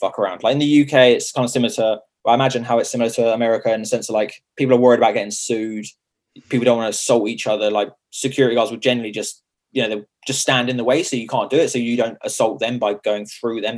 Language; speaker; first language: English; native; English